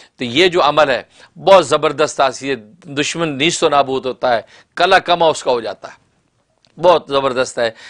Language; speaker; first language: Urdu; non-native, local second language; Punjabi